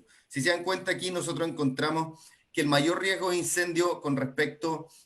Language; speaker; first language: Spanish; native; Spanish